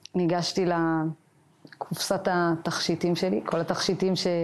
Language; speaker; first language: Hebrew; native; Hebrew